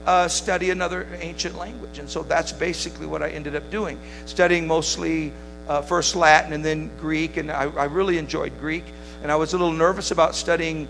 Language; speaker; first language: English; native; English